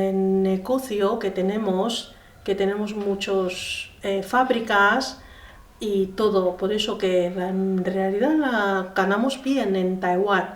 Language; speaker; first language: Spanish; non-native, learner; Chinese